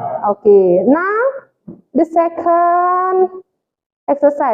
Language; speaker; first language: English; non-native, fluent; Indonesian